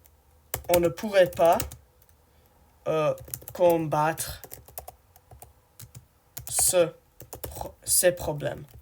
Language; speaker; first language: French; non-native, learner; English